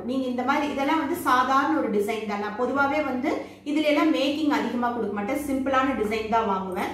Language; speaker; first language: Tamil; native; Tamil